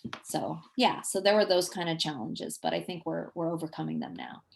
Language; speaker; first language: English; native; English